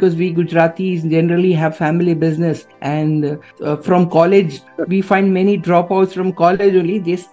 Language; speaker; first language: English; non-native, local second language; Gujarati